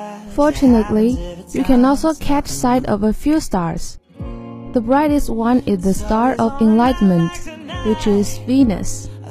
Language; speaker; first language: English; non-native, fluent; Chinese